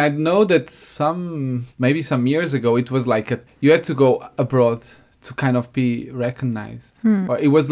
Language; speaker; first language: English; non-native, fluent; Portuguese